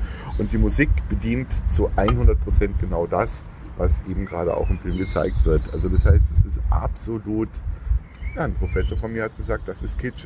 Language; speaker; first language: German; native; German